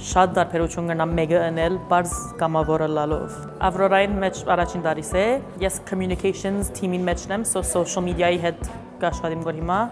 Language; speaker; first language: Armenian; early bilingual, heritage; Armenian